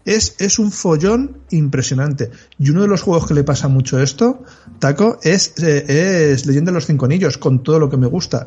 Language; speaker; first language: Spanish; native; Spanish